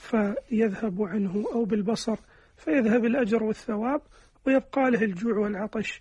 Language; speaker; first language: Arabic; native; Arabic